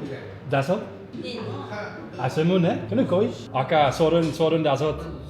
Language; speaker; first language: Korean; non-native, learner; Dutch